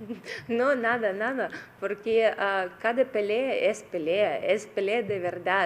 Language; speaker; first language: Spanish; non-native, fluent; Russian